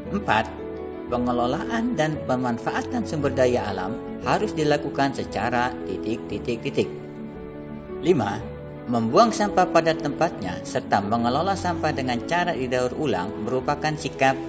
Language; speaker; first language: Indonesian; native; Indonesian